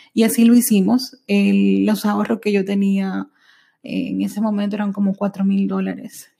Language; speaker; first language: Spanish; early bilingual, heritage; Spanish